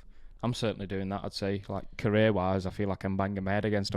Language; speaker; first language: English; native; English